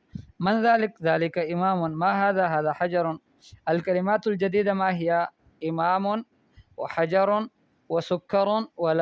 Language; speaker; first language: Arabic; non-native, fluent; Urdu